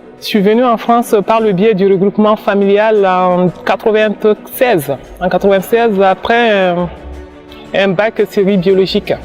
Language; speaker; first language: French; non-native, local second language; Bambara